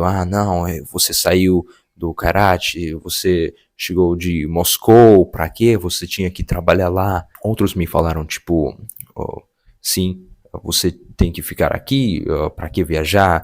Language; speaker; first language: Portuguese; non-native, fluent; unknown